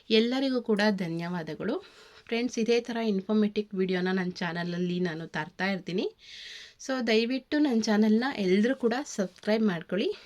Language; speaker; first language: Kannada; native; Kannada